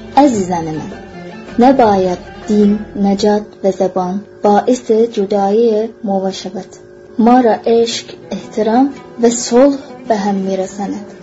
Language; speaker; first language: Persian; non-native, fluent; Turkish